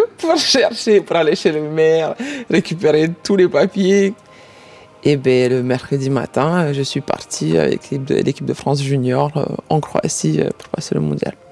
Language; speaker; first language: French; early bilingual, other home language; Croatian